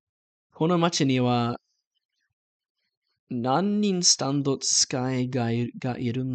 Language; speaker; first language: Japanese; non-native, learner; English